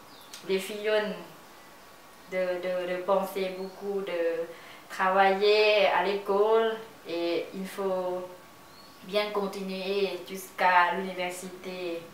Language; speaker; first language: French; non-native, learner; Lao